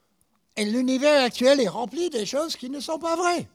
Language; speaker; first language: French; non-native, fluent; English